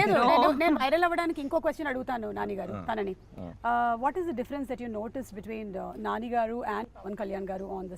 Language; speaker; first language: Telugu; native; Telugu